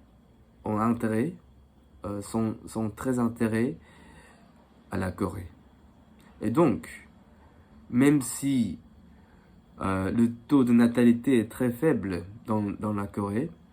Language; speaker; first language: French; non-native, fluent; Korean